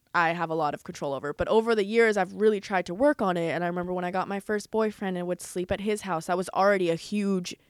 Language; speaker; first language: English; native; English